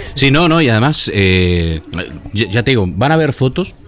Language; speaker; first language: Spanish; non-native, fluent; English